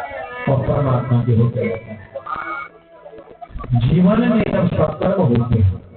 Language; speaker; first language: Hindi; native; Hindi